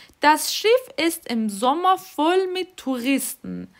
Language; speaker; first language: German; non-native, fluent; Persian